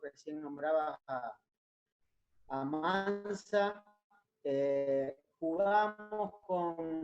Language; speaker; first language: Spanish; native; Spanish